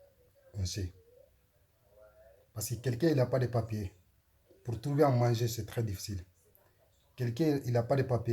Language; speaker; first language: French; non-native, learner; Soninke